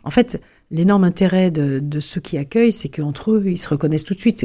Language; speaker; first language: French; native; French